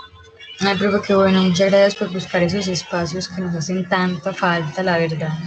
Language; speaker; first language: Spanish; native; Spanish